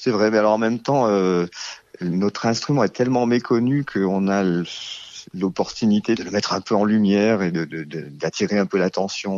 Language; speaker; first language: French; native; French